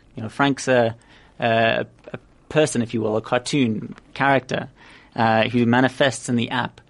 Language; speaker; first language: English; native; English